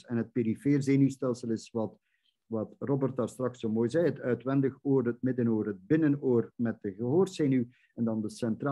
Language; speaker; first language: Dutch; native; Dutch